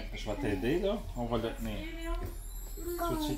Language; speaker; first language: French; native; French